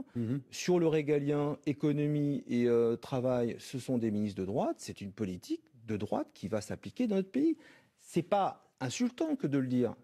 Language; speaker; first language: French; native; French